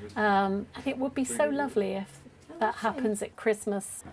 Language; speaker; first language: English; native; English